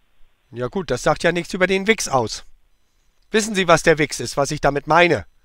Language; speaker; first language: German; native; German